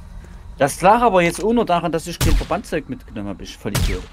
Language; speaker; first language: German; native; German